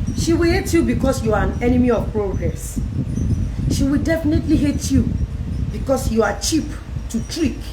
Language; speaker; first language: English; non-native, local second language; Yoruba